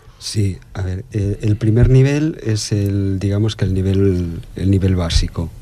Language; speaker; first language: Spanish; native; Spanish